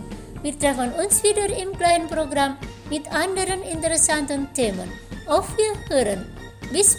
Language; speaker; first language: German; non-native, fluent; Indonesian